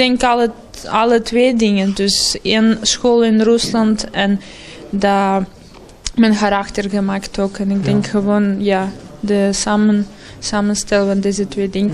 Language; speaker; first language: Dutch; non-native, learner; Russian